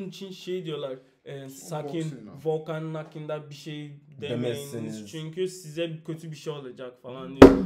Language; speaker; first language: Turkish; non-native, learner; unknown